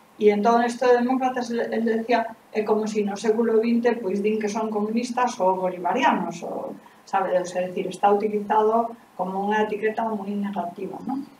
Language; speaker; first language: Galician; non-native, local second language; Spanish